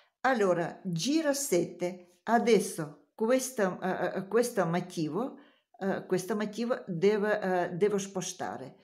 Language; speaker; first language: Italian; non-native, learner; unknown